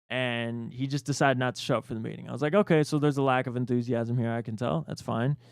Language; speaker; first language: English; native; English